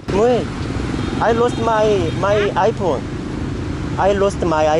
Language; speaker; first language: English; non-native, learner; Korean